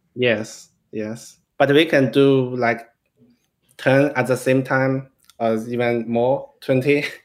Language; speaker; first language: English; non-native, fluent; Chinese